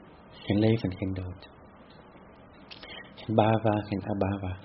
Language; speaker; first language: Dutch; non-native, fluent; Vietnamese